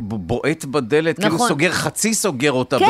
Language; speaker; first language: Hebrew; native; Hebrew